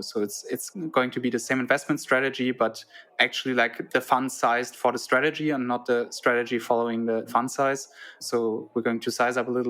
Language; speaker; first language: English; non-native, fluent; German